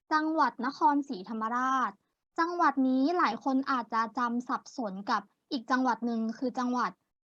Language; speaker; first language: Thai; native; Thai